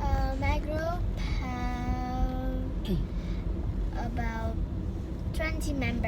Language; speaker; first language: English; non-native, learner; Vietnamese